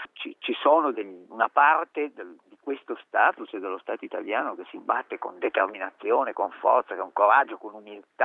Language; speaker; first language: Italian; native; Italian